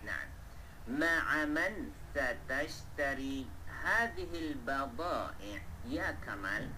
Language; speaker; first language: Arabic; non-native, fluent; Malay